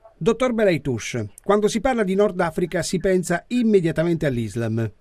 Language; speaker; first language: Italian; native; Italian